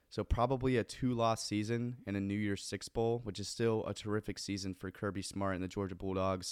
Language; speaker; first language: English; native; English